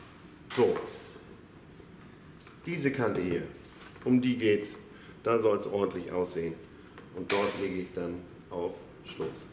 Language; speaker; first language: German; native; German